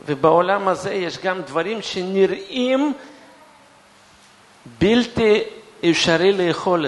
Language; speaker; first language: Hebrew; non-native, fluent; Russian